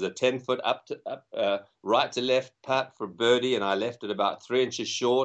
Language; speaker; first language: English; native; English